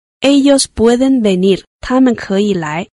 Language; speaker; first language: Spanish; non-native, fluent; Chinese